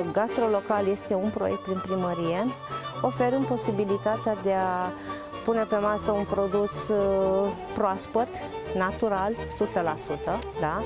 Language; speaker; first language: Romanian; native; Romanian